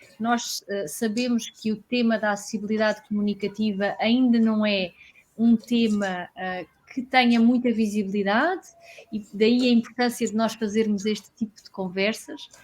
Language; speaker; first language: Portuguese; native; Portuguese